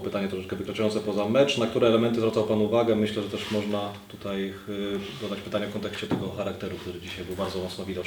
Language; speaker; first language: Polish; native; Polish